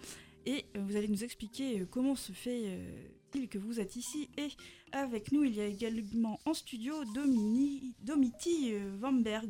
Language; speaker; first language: French; native; French